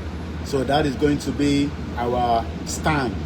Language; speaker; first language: English; non-native, local second language; Yoruba